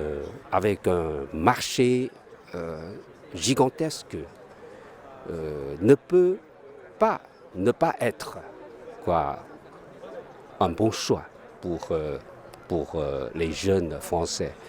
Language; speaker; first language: French; non-native, fluent; Chinese